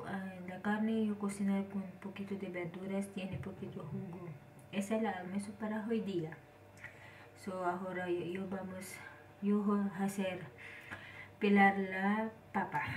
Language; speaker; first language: Spanish; non-native, learner; Filipino